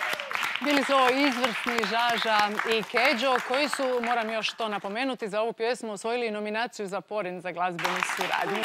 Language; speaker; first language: Croatian; native; Croatian